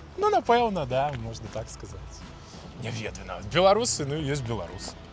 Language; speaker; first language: Belarusian; non-native, local second language; Russian